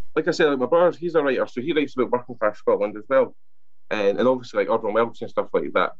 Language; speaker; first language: English; non-native, local second language; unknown